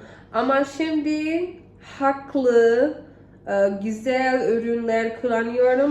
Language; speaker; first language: Turkish; non-native, learner; English